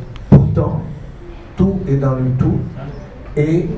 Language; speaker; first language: French; non-native, fluent; Spanish